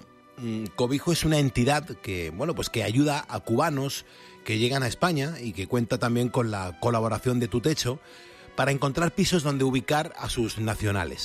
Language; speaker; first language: Spanish; native; Spanish